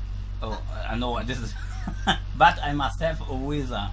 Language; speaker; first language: English; non-native, learner; German